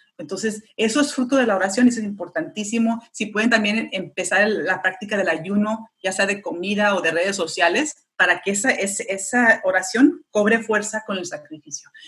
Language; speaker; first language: Spanish; early bilingual, heritage; Spanish